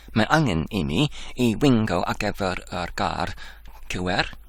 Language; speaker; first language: Welsh; non-native, learner; Dutch